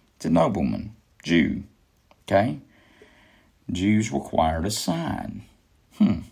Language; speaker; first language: English; native; English